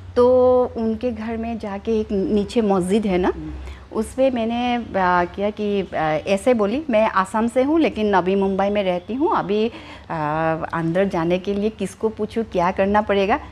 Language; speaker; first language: Hindi; non-native, local second language; Assamese